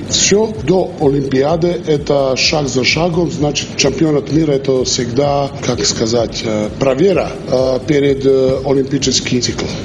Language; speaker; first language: Russian; non-native, learner; Serbian